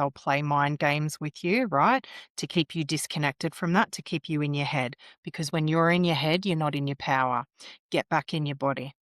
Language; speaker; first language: English; native; English